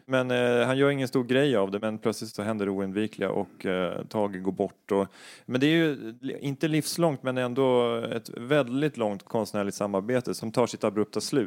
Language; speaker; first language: Swedish; native; Swedish